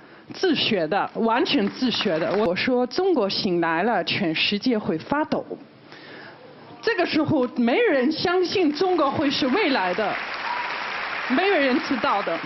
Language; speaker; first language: Chinese; non-native, fluent; German